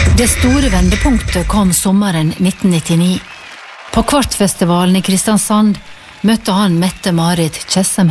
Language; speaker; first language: Norwegian; native; Norwegian